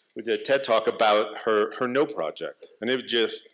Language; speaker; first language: English; native; English